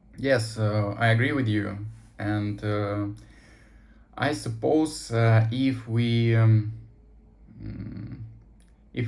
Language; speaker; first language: English; non-native, learner; Russian